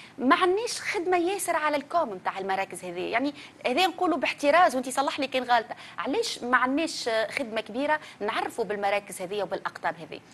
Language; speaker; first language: Arabic; native; Arabic